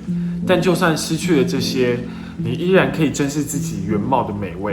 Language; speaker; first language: Chinese; native; Chinese